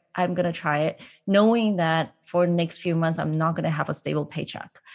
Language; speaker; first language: English; non-native, local second language; Cantonese